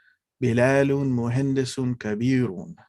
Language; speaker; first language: Arabic; non-native, fluent; English